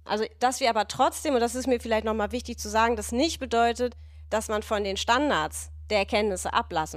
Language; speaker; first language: German; native; German